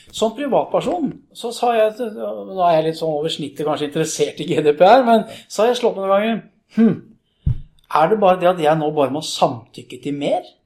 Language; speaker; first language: Norwegian; native; Norwegian